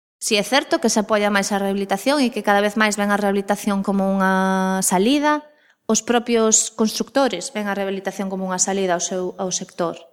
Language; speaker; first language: Galician; non-native, local second language; Spanish